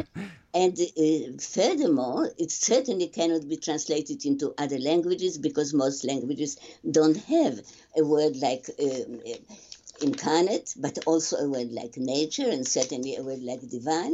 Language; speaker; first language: English; non-native, fluent; Polish